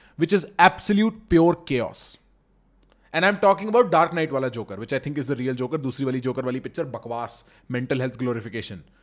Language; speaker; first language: Hindi; native; Hindi